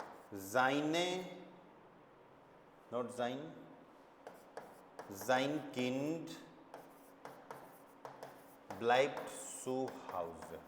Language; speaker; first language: German; non-native, fluent; Hindi